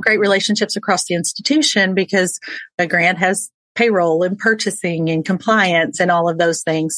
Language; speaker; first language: English; native; English